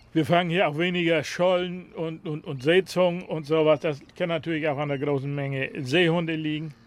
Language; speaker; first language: German; native; German